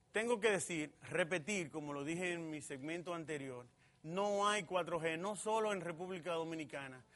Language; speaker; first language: Spanish; native; Spanish